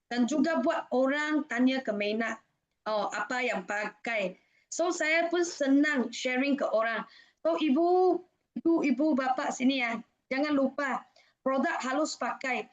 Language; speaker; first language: Indonesian; non-native, fluent; Malay